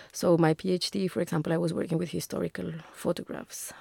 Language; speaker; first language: English; non-native, fluent; Spanish